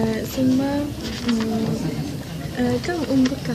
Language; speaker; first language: Arabic; non-native, learner; Malay